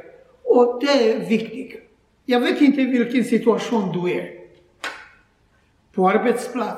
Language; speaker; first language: Swedish; non-native, learner; Croatian